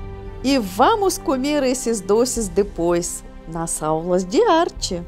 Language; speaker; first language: Portuguese; non-native, fluent; Russian